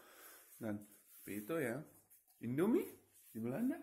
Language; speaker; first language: Indonesian; non-native, learner; Dutch